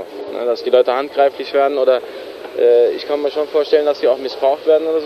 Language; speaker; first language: German; early bilingual, other home language; Turkish